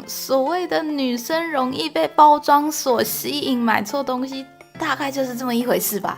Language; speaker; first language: Chinese; native; Chinese